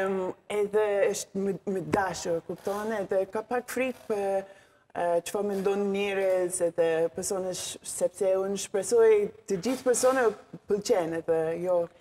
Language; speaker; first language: Albanian; non-native, learner; English